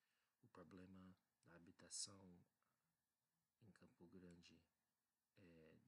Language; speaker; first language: Portuguese; non-native, learner; English